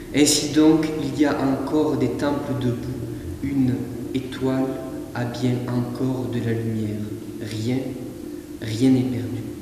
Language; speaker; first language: French; native; French